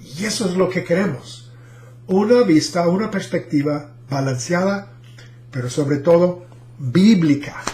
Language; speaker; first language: Spanish; non-native, fluent; English